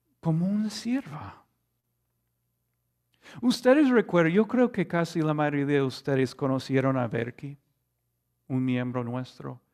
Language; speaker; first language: Spanish; non-native, fluent; English